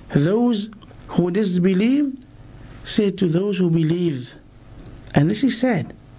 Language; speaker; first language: English; native; English